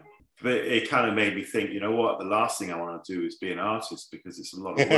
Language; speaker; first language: English; native; English